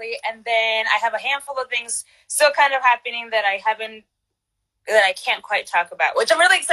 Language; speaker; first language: English; native; English